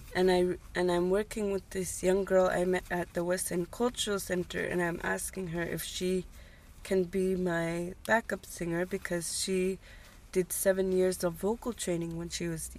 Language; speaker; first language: English; non-native, fluent; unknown